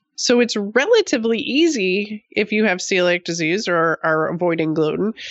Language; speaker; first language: English; native; English